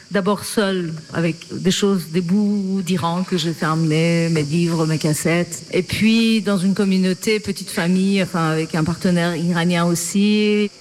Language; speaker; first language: French; non-native, fluent; Persian